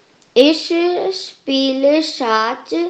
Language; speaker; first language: German; non-native, learner; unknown